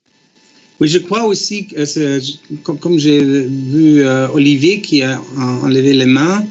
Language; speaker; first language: French; non-native, fluent; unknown